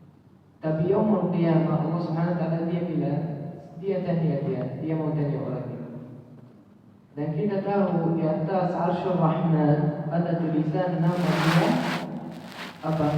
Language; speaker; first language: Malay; non-native, learner; Arabic